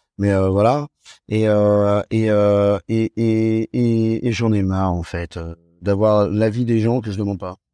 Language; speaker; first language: French; native; French